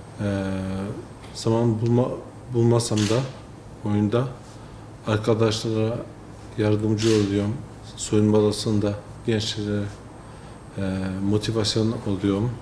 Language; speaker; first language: Turkish; early bilingual, heritage; French